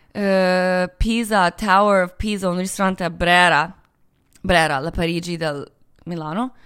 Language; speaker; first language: Italian; non-native, fluent; Croatian